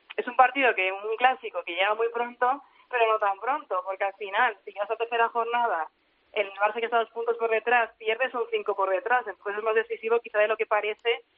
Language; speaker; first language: Spanish; native; Spanish